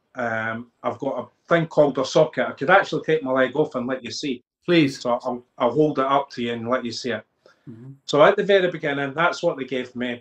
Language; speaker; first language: English; native; English